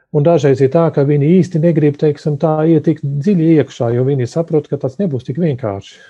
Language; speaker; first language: Latvian; early bilingual, heritage; Latvian